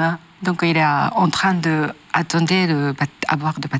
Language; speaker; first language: French; non-native, learner; Japanese